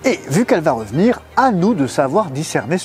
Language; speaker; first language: French; native; French